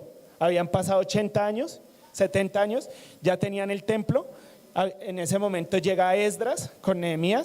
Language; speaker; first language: Spanish; native; Spanish